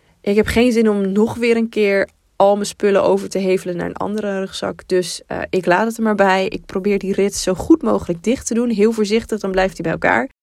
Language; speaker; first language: Dutch; native; Dutch